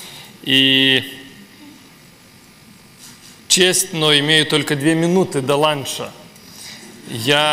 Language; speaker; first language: Russian; non-native, learner; Lithuanian